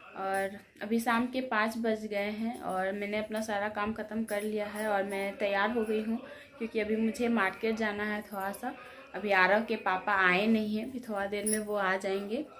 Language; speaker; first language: Hindi; native; Hindi